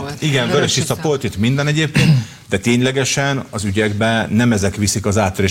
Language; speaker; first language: Hungarian; native; Hungarian